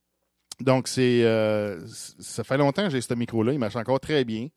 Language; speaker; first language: French; native; French